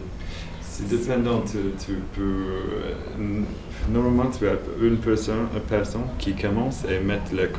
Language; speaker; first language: French; non-native, learner; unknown